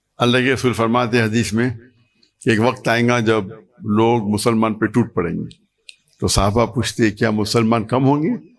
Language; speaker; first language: Urdu; non-native, local second language; English